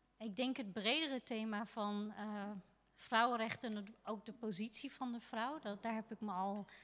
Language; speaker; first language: Dutch; native; Dutch